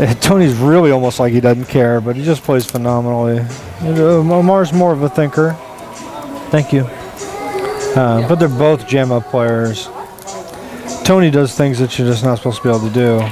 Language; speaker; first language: English; native; English